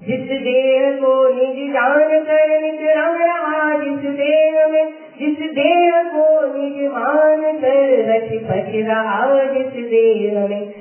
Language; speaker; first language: Hindi; non-native, local second language; Gujarati